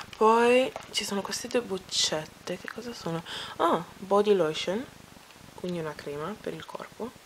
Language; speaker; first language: Italian; early bilingual, other home language; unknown